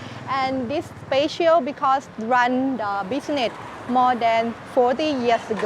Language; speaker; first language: English; non-native, learner; Thai